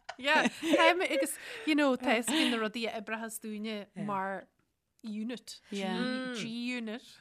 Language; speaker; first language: Irish; native; Irish